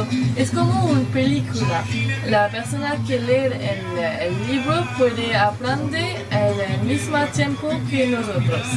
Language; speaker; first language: Spanish; non-native, learner; French